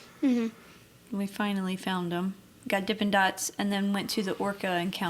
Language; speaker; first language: English; native; English